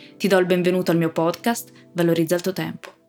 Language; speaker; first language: Italian; native; Italian